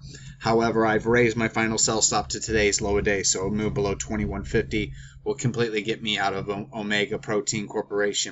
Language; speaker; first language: English; native; English